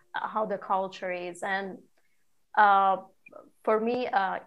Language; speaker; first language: English; non-native, fluent; Persian